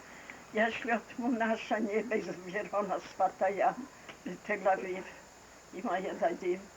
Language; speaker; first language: Hebrew; non-native, fluent; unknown